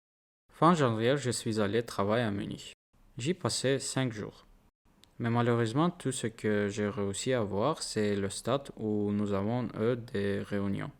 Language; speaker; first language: French; non-native, learner; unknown